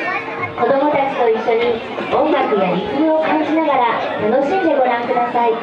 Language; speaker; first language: Japanese; native; Japanese